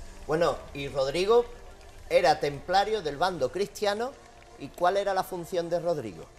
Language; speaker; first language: Spanish; native; Spanish